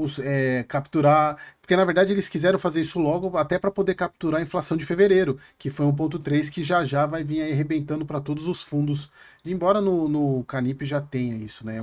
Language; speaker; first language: Portuguese; native; Portuguese